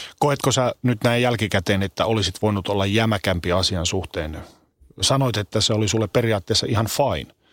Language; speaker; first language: Finnish; native; Finnish